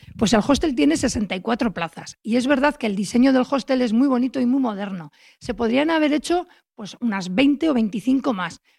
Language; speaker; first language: Spanish; native; Spanish